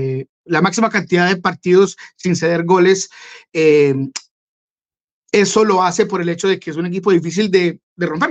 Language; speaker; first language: Spanish; native; Spanish